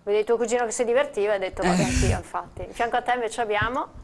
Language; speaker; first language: Italian; native; Italian